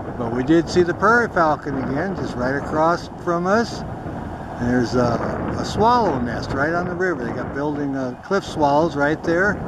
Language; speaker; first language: English; native; English